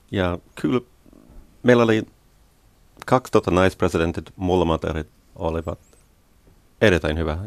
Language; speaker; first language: Finnish; non-native, learner; English